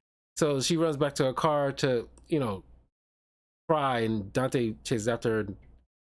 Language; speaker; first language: English; native; English